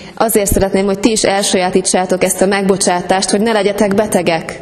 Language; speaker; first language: Hungarian; native; Hungarian